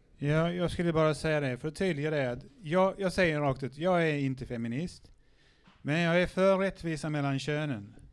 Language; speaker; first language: Swedish; native; Swedish